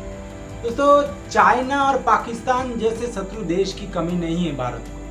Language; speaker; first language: Hindi; non-native, local second language; Bangla